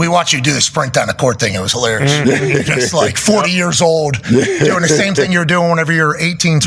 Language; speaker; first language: English; native; English